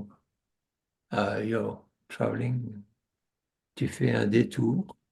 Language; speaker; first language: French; non-native, fluent; English